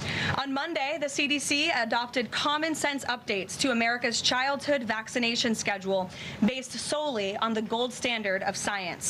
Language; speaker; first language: English; native; English